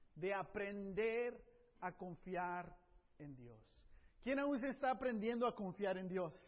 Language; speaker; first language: Spanish; early bilingual, heritage; Spanish